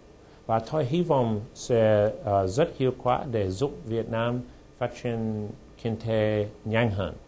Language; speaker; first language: Vietnamese; non-native, fluent; English